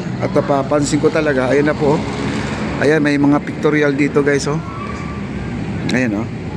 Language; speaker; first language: Filipino; native; Filipino